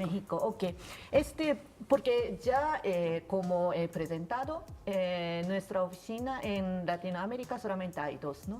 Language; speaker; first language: Spanish; non-native, learner; Japanese